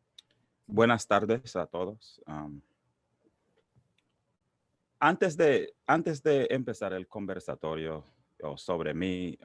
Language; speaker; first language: Spanish; non-native, local second language; English